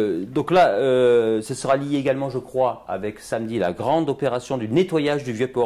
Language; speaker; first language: French; native; French